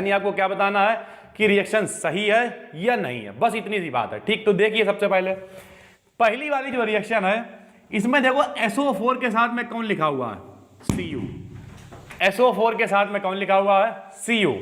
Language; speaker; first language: Hindi; native; Hindi